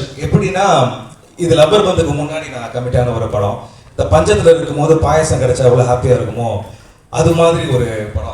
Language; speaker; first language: Tamil; native; Tamil